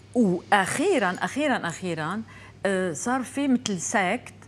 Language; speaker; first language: Arabic; native; Arabic